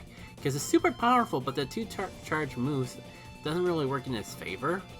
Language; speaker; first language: English; native; English